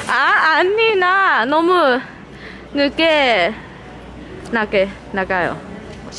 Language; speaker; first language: Korean; non-native, learner; Chinese